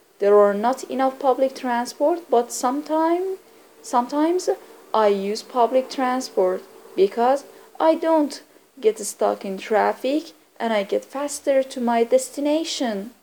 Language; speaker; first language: English; non-native, fluent; Persian